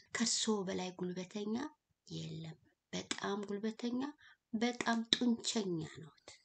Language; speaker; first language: Amharic; native; Amharic